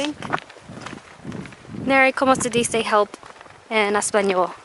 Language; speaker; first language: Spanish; non-native, learner; English